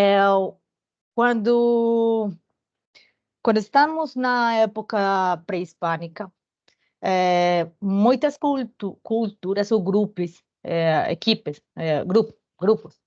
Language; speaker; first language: Portuguese; non-native, learner; Spanish